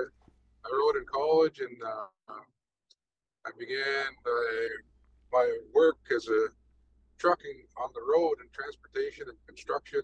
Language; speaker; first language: English; native; English